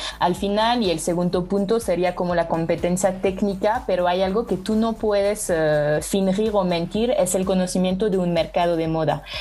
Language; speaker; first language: Spanish; non-native, fluent; French